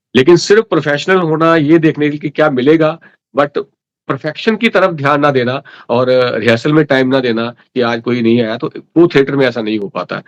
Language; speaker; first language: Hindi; non-native, local second language; Dogri